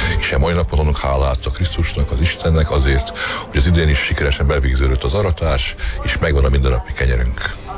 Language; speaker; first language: Hungarian; non-native, local second language; Croatian